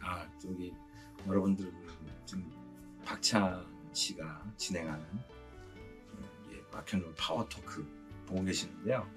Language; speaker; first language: Korean; native; Korean